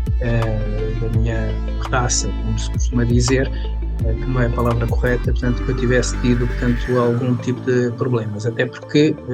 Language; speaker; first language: Portuguese; early bilingual, other home language; Kabuverdianu